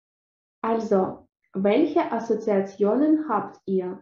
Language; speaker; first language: German; non-native, fluent; Russian